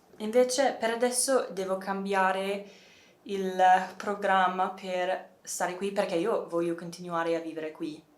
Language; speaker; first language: Italian; non-native, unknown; English